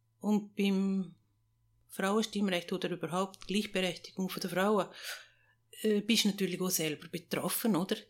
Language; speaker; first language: German; native; German